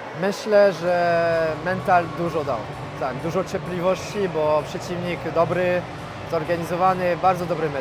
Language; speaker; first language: Polish; non-native, fluent; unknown